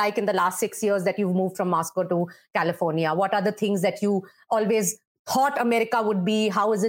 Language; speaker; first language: English; non-native, local second language; Hindi